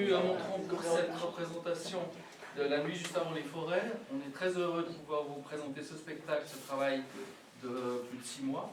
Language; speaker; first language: French; native; French